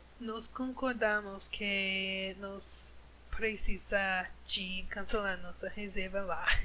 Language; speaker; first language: Portuguese; non-native, learner; English